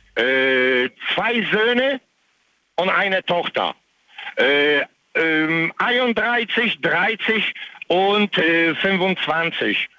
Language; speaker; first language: German; non-native, learner; Polish